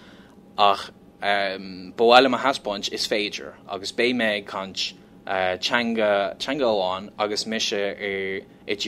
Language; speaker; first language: Irish; non-native, learner; English